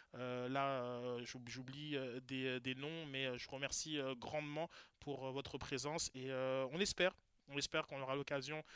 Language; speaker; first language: French; native; French